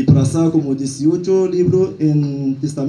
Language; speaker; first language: Spanish; non-native, learner; Haitian Creole